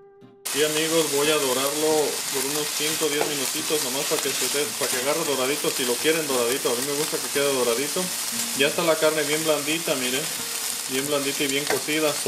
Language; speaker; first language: Spanish; native; Spanish